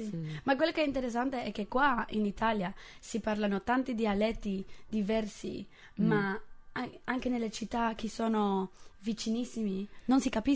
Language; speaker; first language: Italian; non-native, fluent; English